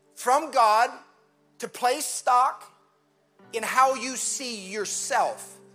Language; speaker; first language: English; early bilingual, other home language; German